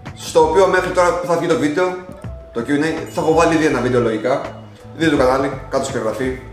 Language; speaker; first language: Greek; early bilingual, other home language; Russian